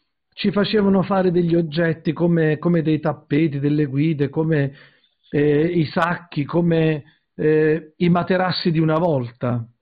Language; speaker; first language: Italian; native; Italian